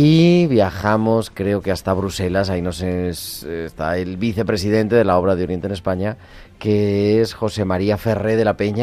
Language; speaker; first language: Spanish; native; Spanish